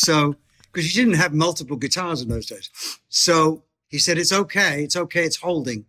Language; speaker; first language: English; native; English